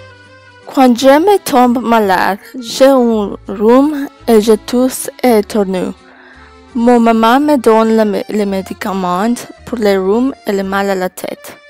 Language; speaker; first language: French; non-native, learner; English